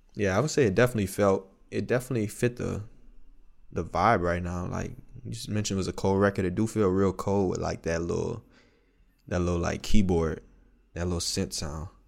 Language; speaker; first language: English; native; English